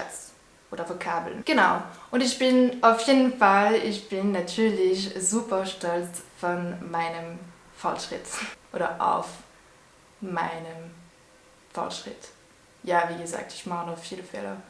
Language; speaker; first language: German; non-native, learner; French